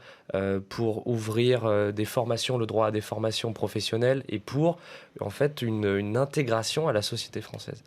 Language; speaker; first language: French; native; French